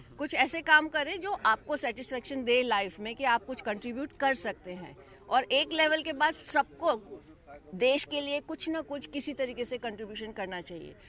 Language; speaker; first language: Hindi; non-native, local second language; Gujarati